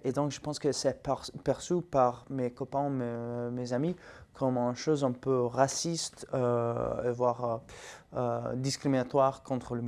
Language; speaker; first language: French; non-native, fluent; Italian